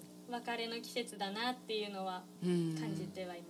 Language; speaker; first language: Japanese; native; Japanese